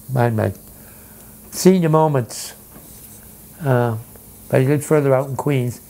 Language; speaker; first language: English; native; English